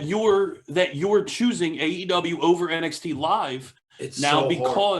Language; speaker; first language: English; native; English